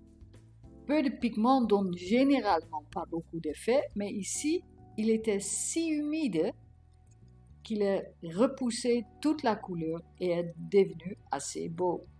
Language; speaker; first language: French; non-native, learner; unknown